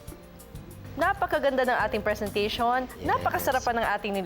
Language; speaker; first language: Filipino; native; Filipino